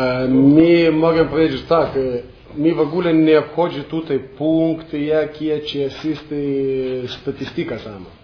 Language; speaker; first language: Polish; non-native, learner; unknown